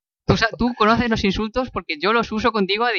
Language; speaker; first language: Spanish; native; Spanish